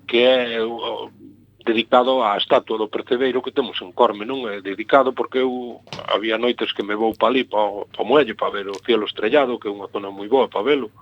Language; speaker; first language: Galician; native; Galician